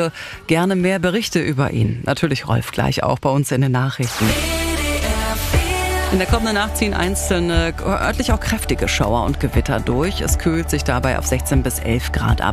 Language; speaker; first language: German; native; German